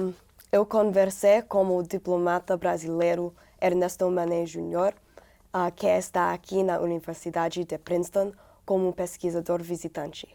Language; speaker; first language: Portuguese; non-native, learner; English